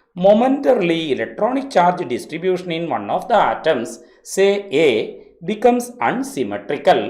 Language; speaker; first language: English; non-native, local second language; Malayalam